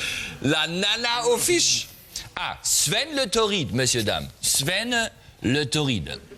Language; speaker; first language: French; non-native, learner; German